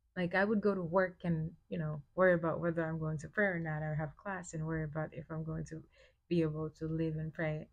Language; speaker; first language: English; early bilingual, other home language; Wolof